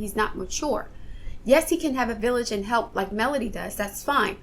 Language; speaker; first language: English; native; English